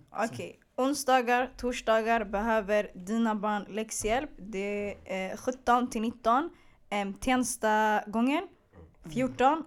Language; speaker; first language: Swedish; early bilingual, other home language; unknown